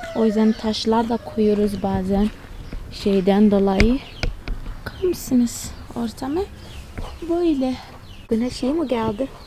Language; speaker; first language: Turkish; non-native, fluent; Portuguese